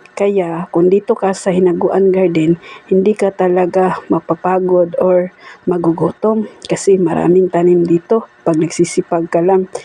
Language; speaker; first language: Filipino; non-native, local second language; Cebuano